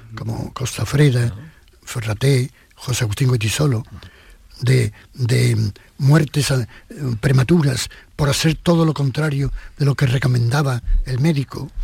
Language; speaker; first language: Spanish; native; Spanish